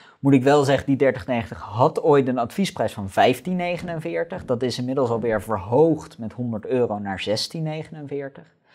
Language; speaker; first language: Dutch; native; Dutch